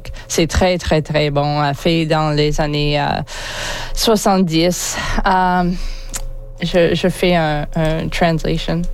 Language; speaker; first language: French; non-native, learner; English